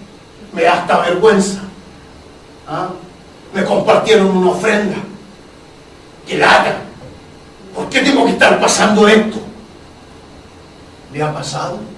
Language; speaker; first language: Spanish; native; Spanish